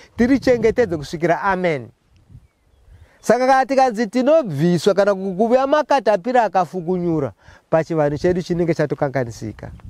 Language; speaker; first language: Shona; non-native, local second language; Tsonga